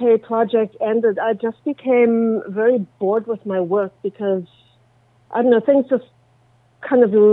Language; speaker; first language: English; native; English